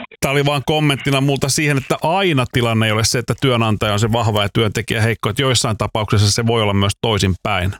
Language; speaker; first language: Finnish; native; Finnish